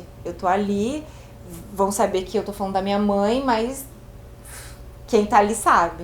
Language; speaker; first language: Portuguese; native; Portuguese